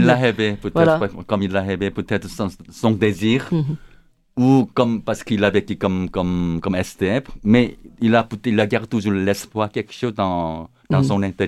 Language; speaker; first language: French; non-native, learner; Korean